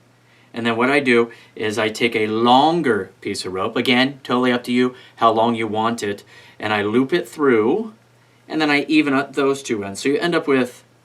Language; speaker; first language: English; native; English